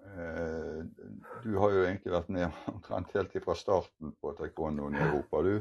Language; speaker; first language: Norwegian; native; Norwegian